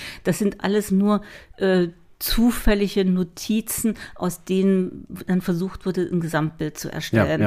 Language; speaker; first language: German; native; German